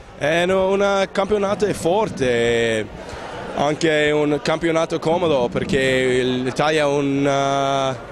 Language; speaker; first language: Italian; non-native, learner; Spanish